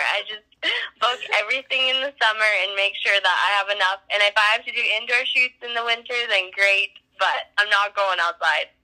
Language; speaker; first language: English; native; English